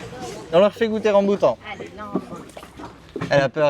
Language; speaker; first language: French; native; French